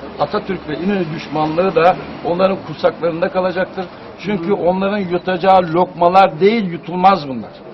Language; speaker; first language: Turkish; native; Turkish